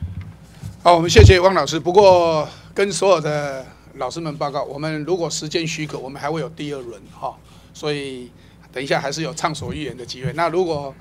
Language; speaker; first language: Chinese; native; Chinese